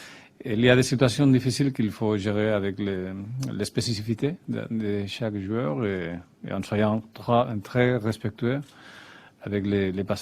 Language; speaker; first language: French; non-native, fluent; Spanish